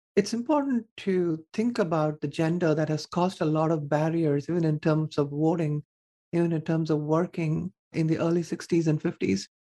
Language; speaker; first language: English; non-native, local second language; Tamil